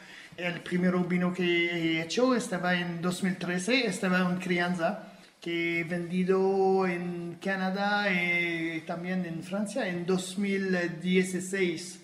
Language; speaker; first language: Spanish; non-native, fluent; French